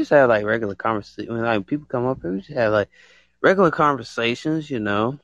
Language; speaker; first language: English; native; English